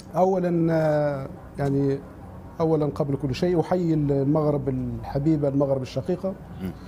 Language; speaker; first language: Arabic; native; Arabic